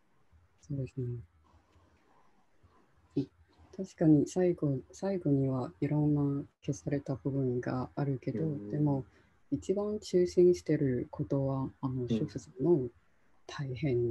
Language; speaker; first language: Japanese; non-native, local second language; Chinese